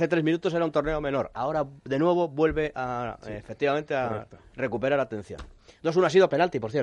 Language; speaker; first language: Spanish; native; Spanish